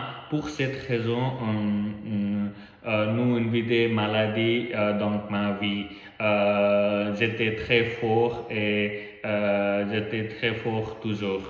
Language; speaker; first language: French; non-native, learner; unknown